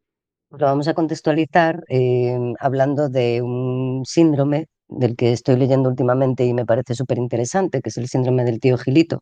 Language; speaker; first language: Spanish; native; Spanish